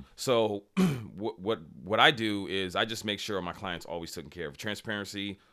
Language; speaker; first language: English; native; English